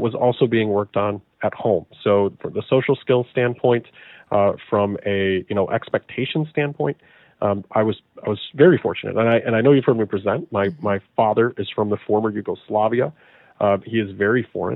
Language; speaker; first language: English; native; English